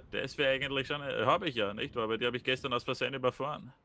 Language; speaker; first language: German; native; German